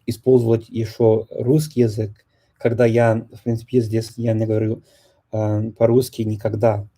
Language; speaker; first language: Russian; non-native, learner; English